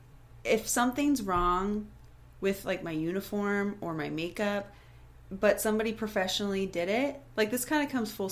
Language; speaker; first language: English; native; English